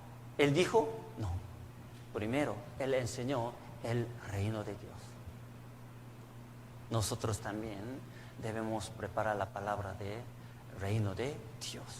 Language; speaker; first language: Spanish; non-native, learner; Korean